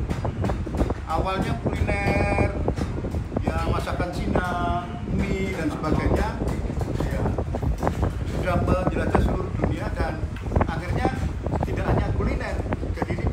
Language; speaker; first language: Indonesian; native; Indonesian